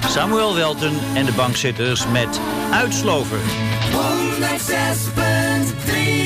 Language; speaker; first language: Dutch; native; Dutch